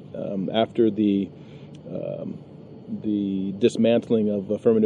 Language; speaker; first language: English; native; English